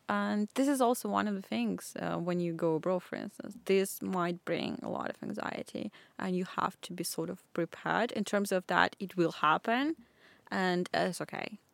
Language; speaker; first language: English; non-native, fluent; Russian